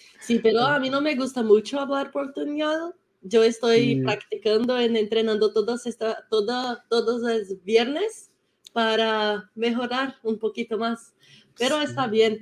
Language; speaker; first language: Spanish; non-native, learner; Portuguese